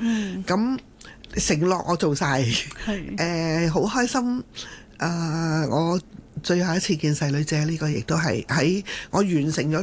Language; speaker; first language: Cantonese; native; Cantonese